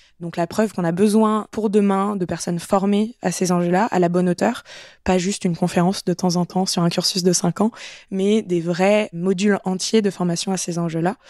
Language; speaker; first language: French; native; French